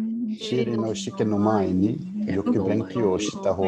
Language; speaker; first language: Japanese; non-native, learner; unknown